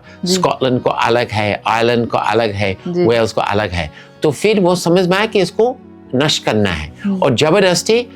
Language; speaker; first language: Hindi; non-native, fluent; English